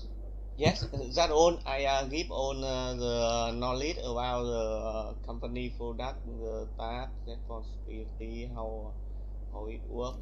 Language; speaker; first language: English; non-native, learner; Vietnamese